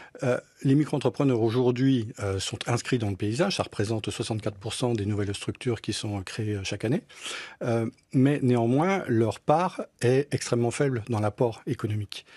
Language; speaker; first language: French; native; French